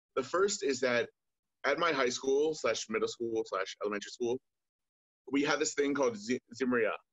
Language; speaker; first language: English; native; English